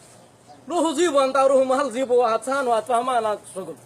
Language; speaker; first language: Arabic; non-native, learner; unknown